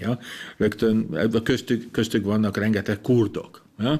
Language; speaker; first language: Hungarian; non-native, fluent; German